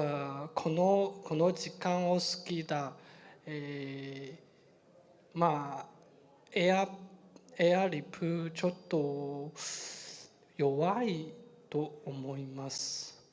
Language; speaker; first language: Japanese; non-native, learner; Chinese